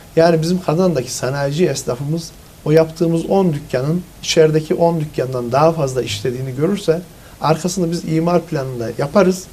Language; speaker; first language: Turkish; native; Turkish